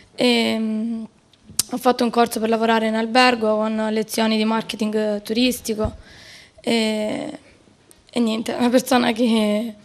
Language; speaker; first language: Italian; native; Italian